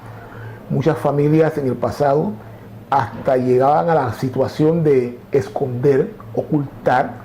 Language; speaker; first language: Spanish; native; Spanish